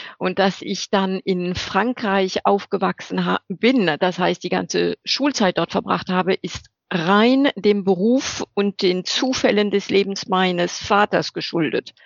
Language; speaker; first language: German; early bilingual, heritage; German